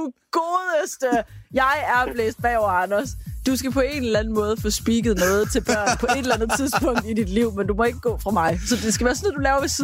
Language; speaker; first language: Danish; native; Danish